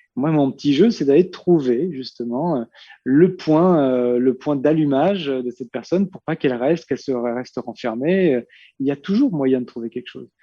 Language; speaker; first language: French; early bilingual, heritage; Portuguese